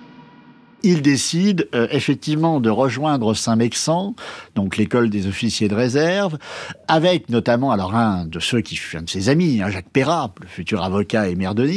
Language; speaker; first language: French; native; French